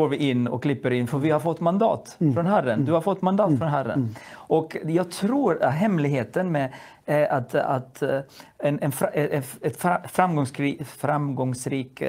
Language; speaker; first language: Swedish; non-native, fluent; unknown